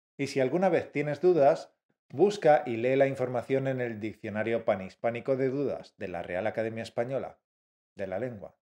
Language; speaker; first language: Spanish; native; Spanish